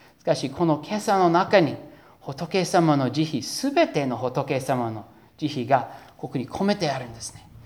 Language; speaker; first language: Japanese; non-native, fluent; English